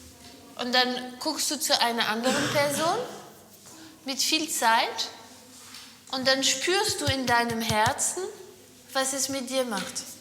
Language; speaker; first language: German; non-native, fluent; French